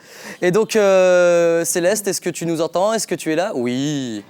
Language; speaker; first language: French; native; French